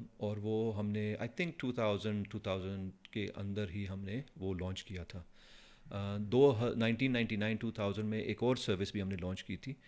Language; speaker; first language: Urdu; non-native, fluent; Punjabi